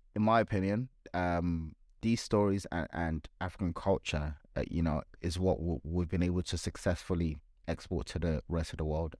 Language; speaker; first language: English; non-native, local second language; Yoruba